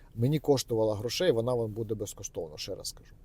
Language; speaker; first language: Ukrainian; native; Ukrainian